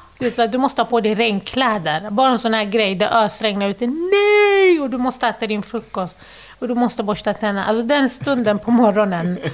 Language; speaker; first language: Swedish; early bilingual, other home language; Arabic